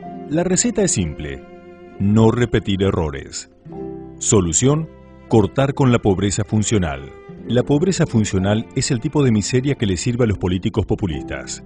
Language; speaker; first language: Spanish; native; Spanish